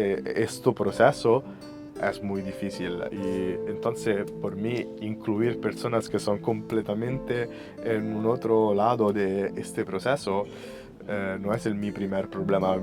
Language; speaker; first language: Spanish; non-native, fluent; Italian